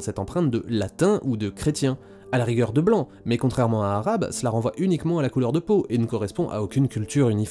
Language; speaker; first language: French; native; French